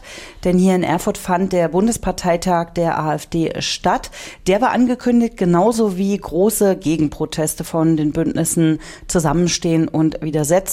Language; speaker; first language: German; native; German